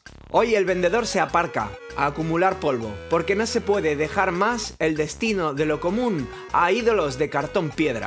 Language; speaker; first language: Spanish; native; Spanish